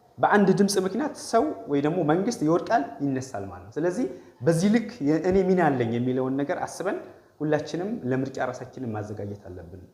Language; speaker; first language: Amharic; non-native, local second language; Oromo